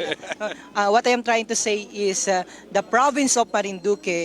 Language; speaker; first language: English; non-native, local second language; Filipino